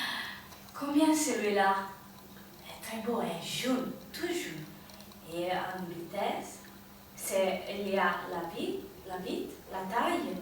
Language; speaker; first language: French; non-native, learner; Spanish